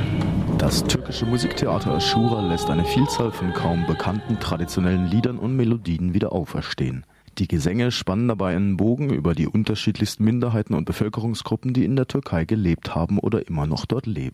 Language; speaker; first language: German; native; German